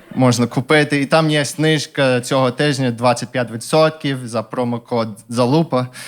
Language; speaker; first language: Ukrainian; non-native, fluent; English